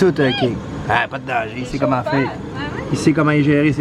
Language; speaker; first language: French; native; French